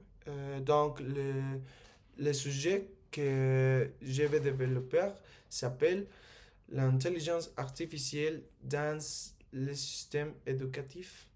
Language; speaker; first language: French; non-native, learner; Spanish